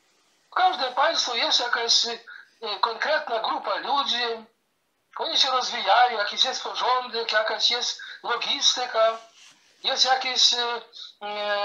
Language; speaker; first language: Polish; early bilingual, heritage; Polish